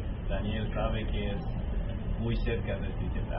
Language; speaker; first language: Spanish; non-native, learner; English